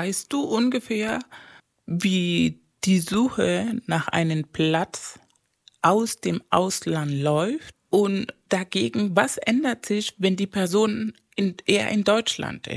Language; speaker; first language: German; non-native, fluent; Spanish